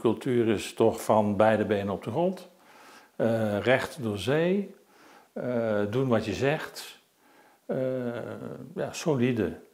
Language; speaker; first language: Dutch; native; Dutch